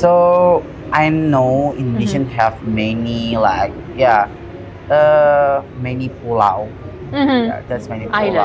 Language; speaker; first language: English; non-native, learner; Indonesian